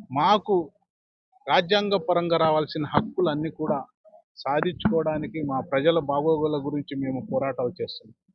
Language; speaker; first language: Telugu; non-native, local second language; Lambadi